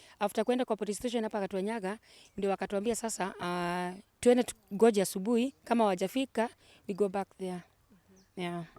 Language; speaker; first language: Swahili; native; Swahili